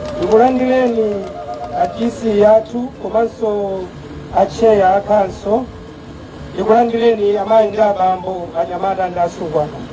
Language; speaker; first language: Nyanja; native; Nyanja